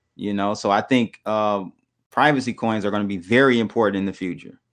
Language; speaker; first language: English; native; English